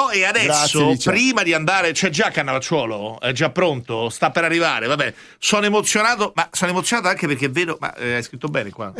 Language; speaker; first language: Italian; native; Italian